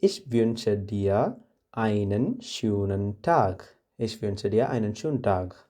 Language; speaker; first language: German; non-native, fluent; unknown